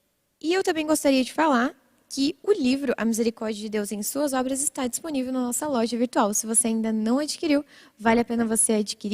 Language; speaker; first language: Portuguese; native; Portuguese